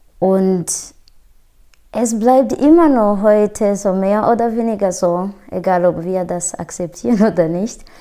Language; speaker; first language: German; non-native, fluent; Kinyarwanda